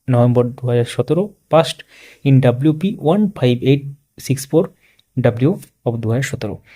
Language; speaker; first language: English; non-native, local second language; Bangla